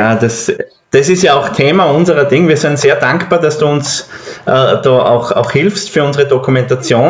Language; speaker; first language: German; native; German